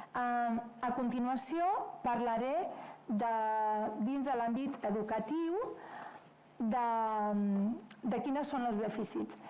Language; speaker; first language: Catalan; non-native, local second language; Spanish